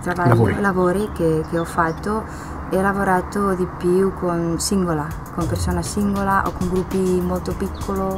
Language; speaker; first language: Italian; non-native, fluent; Spanish